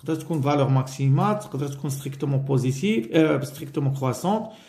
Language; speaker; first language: French; non-native, local second language; Arabic